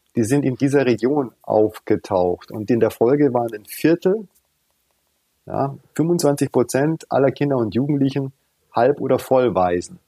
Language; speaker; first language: German; early bilingual, other home language; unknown